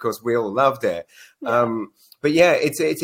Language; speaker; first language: English; native; English